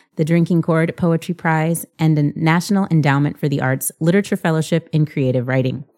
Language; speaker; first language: English; early bilingual, other home language; Spanish